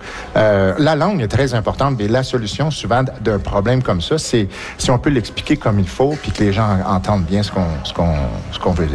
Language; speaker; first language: French; native; French